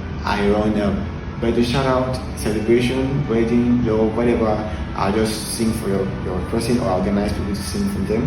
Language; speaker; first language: English; non-native, local second language; Yoruba